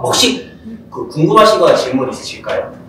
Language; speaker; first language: Korean; native; Korean